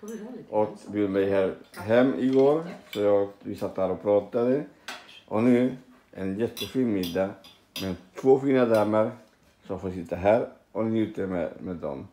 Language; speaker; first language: Swedish; non-native, learner; Spanish